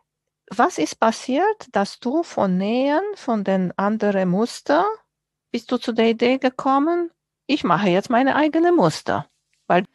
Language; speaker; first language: German; non-native, fluent; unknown